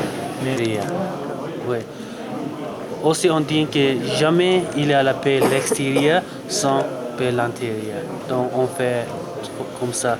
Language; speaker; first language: French; non-native, learner; Tibetan